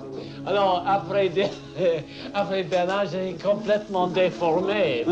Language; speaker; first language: French; non-native, fluent; English